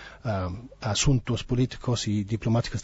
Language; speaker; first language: Spanish; non-native, learner; English